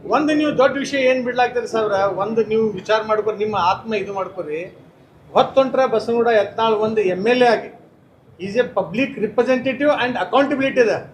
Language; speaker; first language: Kannada; native; Kannada